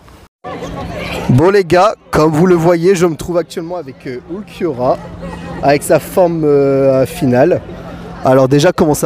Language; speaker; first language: French; native; French